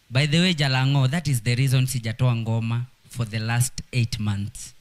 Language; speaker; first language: English; non-native, local second language; Swahili